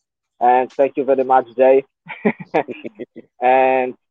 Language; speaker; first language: English; non-native, learner; Polish